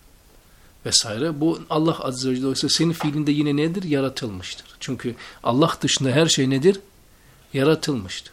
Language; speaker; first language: Turkish; native; Turkish